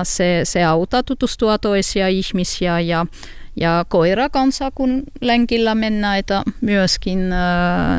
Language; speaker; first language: Finnish; non-native, learner; French